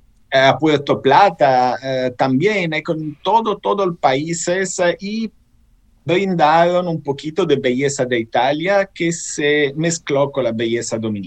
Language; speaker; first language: Spanish; non-native, fluent; Italian